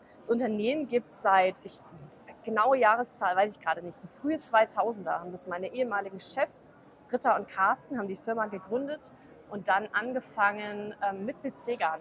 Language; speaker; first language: German; native; German